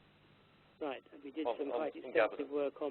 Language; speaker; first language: English; native; English